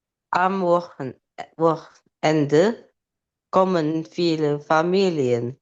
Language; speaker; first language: German; non-native, learner; Indonesian